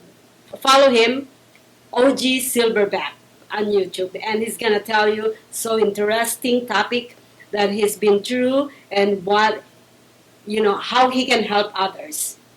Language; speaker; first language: English; non-native, local second language; Filipino